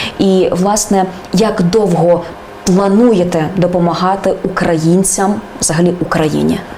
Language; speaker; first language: Ukrainian; native; Ukrainian